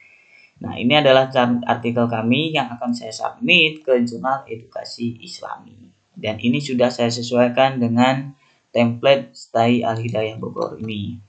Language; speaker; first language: Indonesian; native; Indonesian